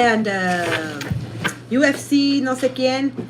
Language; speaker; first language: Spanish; early bilingual, other home language; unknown